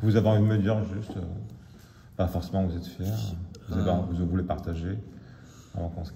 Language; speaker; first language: French; native; French